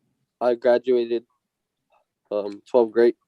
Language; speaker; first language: English; native; English